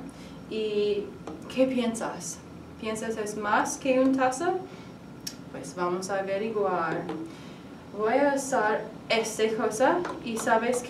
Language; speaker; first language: Spanish; non-native, learner; English